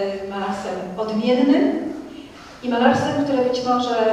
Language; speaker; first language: Polish; native; Polish